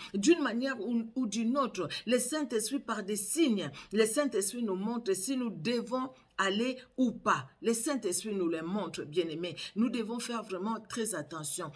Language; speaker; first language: French; non-native, local second language; Lingala